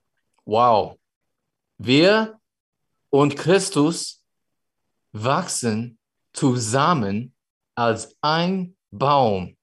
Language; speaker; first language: German; non-native, fluent; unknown